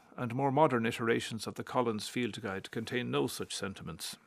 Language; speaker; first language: English; native; English